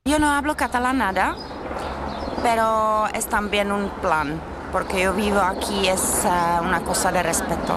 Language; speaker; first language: Spanish; non-native, fluent; Czech